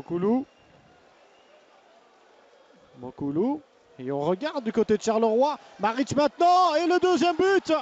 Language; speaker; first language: French; native; French